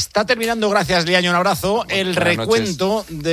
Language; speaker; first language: Spanish; native; Spanish